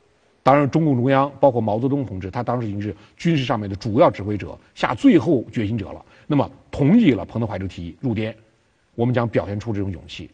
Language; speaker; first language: Chinese; native; Chinese